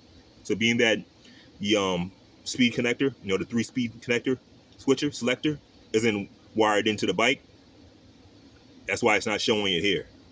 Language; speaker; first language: English; native; English